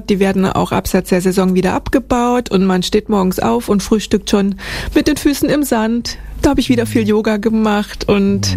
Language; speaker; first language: German; native; German